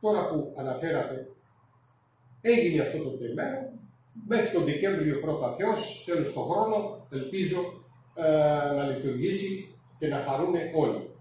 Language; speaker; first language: Greek; non-native, fluent; Urdu